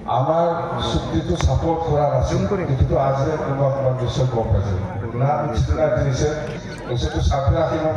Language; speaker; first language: Assamese; non-native, local second language; Bodo